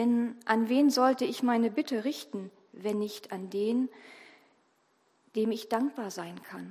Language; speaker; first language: German; native; German